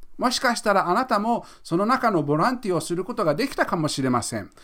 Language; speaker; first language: Japanese; non-native, fluent; English